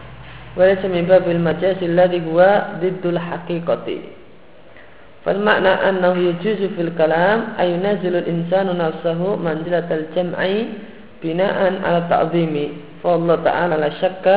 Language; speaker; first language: Arabic; non-native, fluent; Indonesian